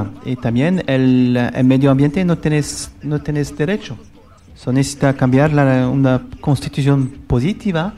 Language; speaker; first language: Spanish; non-native, learner; French